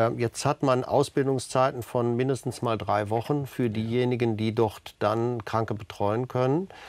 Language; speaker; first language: German; native; German